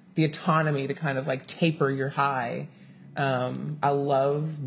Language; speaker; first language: English; native; English